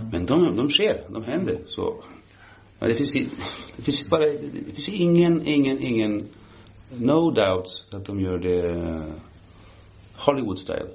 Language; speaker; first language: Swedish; early bilingual, heritage; Swedish